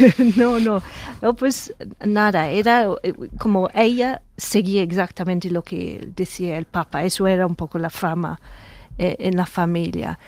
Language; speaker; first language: Spanish; non-native, fluent; English